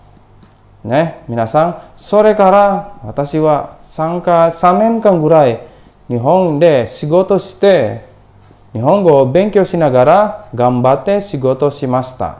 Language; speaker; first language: Japanese; non-native, fluent; Indonesian